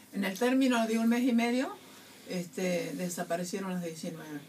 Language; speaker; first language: Spanish; native; Spanish